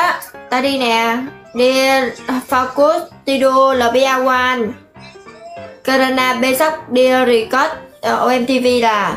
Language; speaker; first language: Indonesian; non-native, learner; Vietnamese